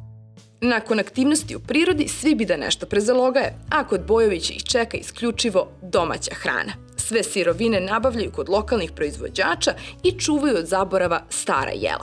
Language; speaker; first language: Serbian; native; Serbian